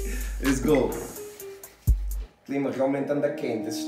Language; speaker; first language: Portuguese; native; Portuguese